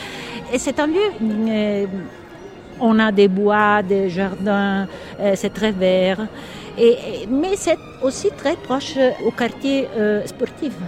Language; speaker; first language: French; non-native, fluent; Italian